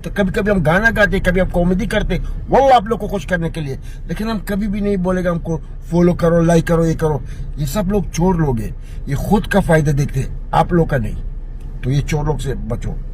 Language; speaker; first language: Hindi; non-native, fluent; Arabic